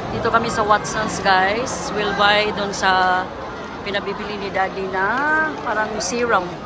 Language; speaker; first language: Filipino; non-native, local second language; Cebuano